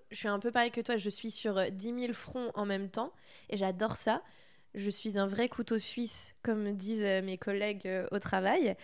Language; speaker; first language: French; native; French